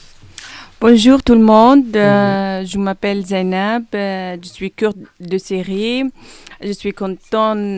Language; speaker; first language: French; non-native, learner; Kurdish